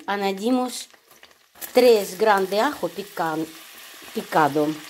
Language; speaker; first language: Spanish; non-native, learner; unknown